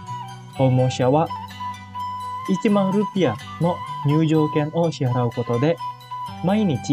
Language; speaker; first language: Japanese; non-native, fluent; Indonesian